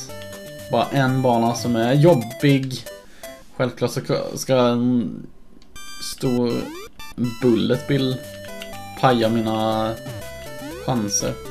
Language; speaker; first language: Swedish; native; Swedish